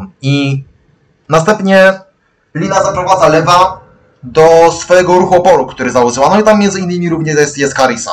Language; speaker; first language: Polish; native; Polish